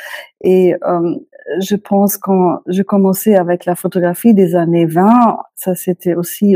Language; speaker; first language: French; non-native, fluent; German